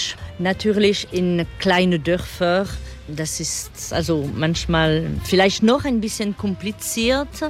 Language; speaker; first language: German; non-native, fluent; French